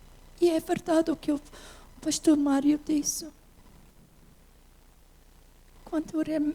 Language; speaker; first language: Portuguese; early bilingual, heritage; English